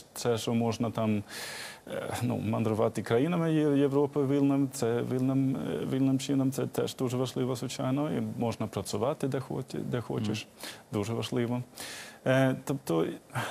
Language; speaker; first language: Ukrainian; non-native, fluent; Swedish